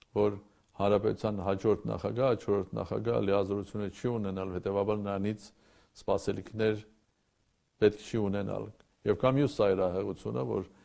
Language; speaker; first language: Armenian; native; Armenian